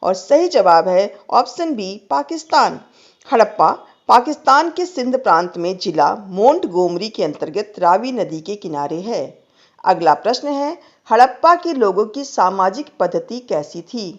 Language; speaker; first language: Hindi; native; Hindi